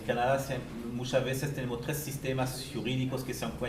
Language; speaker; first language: Spanish; native; Spanish